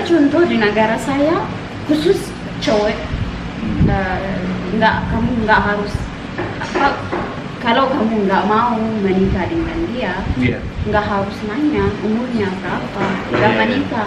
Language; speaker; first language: Indonesian; non-native, learner; Amharic